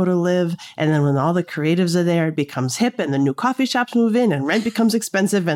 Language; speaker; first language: English; native; English